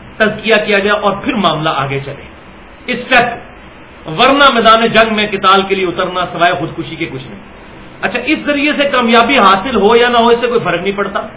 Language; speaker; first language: Urdu; non-native, local second language; Punjabi